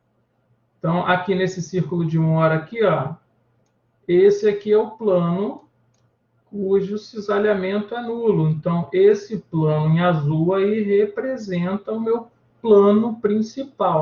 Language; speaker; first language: Portuguese; native; Portuguese